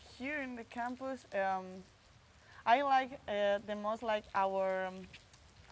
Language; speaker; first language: English; non-native, learner; Spanish